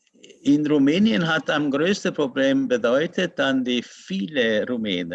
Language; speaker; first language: German; non-native, learner; Hungarian